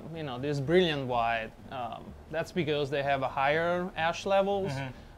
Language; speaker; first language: English; non-native, fluent; Italian